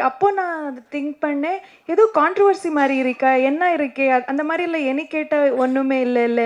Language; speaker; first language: Tamil; non-native, learner; Kannada